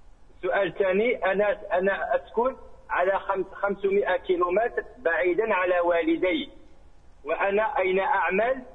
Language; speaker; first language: Arabic; early bilingual, heritage; Arabic